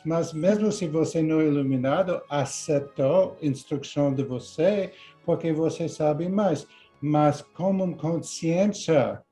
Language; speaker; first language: Portuguese; non-native, learner; English